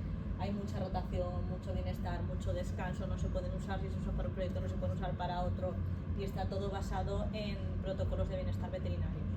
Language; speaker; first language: Spanish; native; Spanish